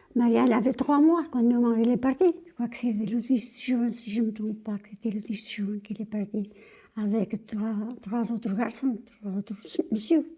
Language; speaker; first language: French; non-native, fluent; Portuguese